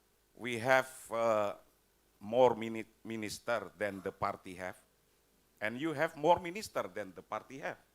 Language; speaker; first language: English; non-native, fluent; Indonesian